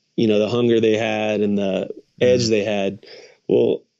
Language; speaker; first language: English; native; English